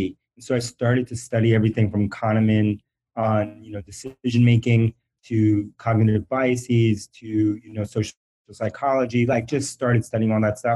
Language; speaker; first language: English; early bilingual, other home language; Spanish